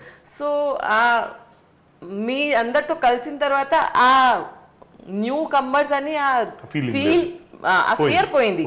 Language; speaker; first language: Telugu; non-native, local second language; Hindi